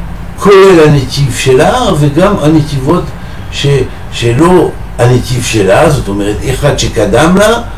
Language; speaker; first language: Hebrew; non-native, fluent; French